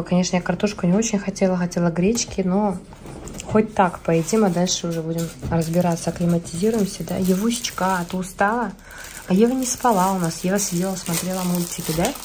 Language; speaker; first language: Russian; native; Russian